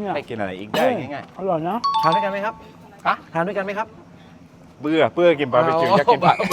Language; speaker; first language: Thai; non-native, fluent; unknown